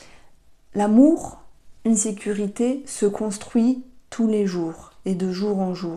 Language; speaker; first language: French; native; French